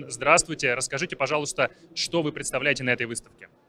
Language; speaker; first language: Russian; native; Russian